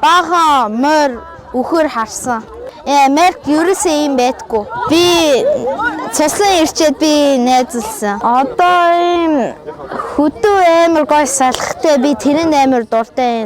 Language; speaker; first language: Mongolian; early bilingual, heritage; Mongolian